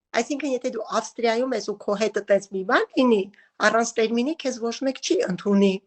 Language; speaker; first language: Armenian; native; Armenian